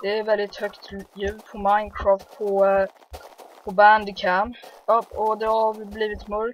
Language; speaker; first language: Swedish; early bilingual, heritage; Swedish